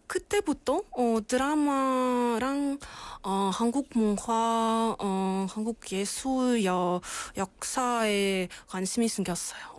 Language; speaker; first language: Korean; non-native, learner; Russian